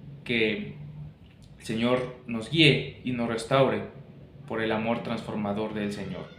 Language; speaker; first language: Spanish; native; Spanish